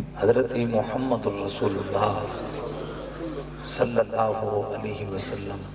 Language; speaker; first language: Urdu; non-native, local second language; Punjabi